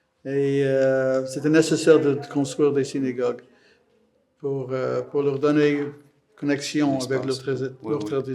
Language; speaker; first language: French; non-native, fluent; English